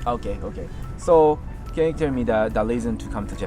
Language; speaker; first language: English; non-native, learner; Japanese